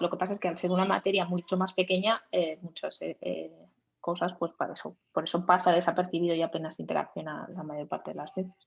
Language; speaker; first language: Spanish; native; Spanish